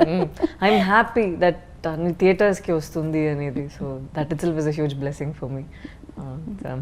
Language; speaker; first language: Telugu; non-native, fluent; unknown